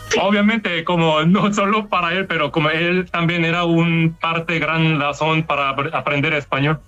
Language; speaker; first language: Spanish; non-native, learner; Korean